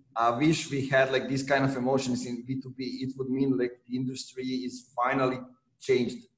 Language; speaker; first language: English; non-native, fluent; Serbian